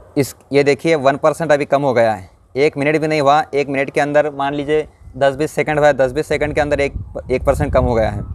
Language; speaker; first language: Hindi; non-native, local second language; Marathi